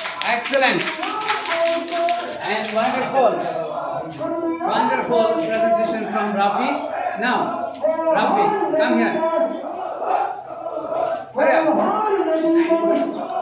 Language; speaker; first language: English; non-native, learner; Bangla